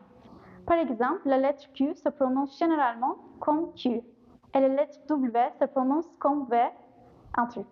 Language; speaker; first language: French; non-native, fluent; Turkish